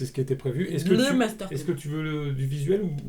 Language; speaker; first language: French; native; French